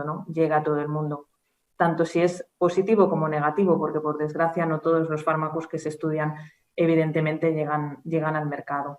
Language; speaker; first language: Spanish; native; Spanish